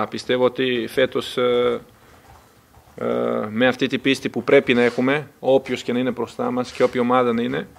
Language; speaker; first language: Greek; non-native, fluent; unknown